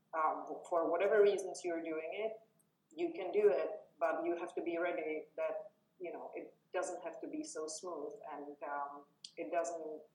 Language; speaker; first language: English; non-native, fluent; Czech